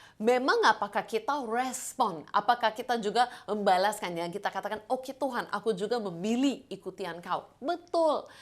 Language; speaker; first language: Indonesian; non-native, fluent; English